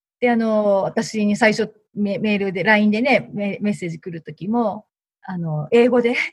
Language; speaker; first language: Japanese; native; Japanese